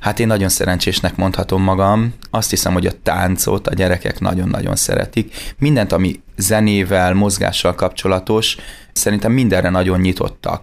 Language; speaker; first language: Hungarian; native; Hungarian